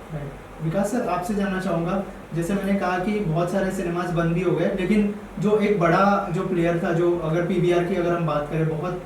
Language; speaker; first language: Hindi; native; Hindi